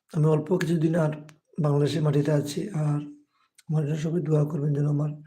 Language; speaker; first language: Bangla; native; Bangla